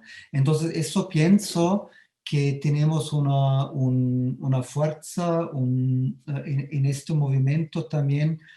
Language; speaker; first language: Spanish; non-native, fluent; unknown